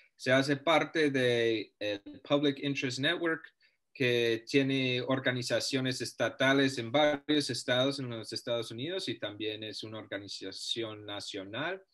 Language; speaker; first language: Spanish; non-native, fluent; English